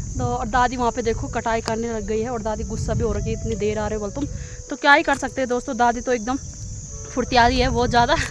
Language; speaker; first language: Hindi; non-native, local second language; Garhwali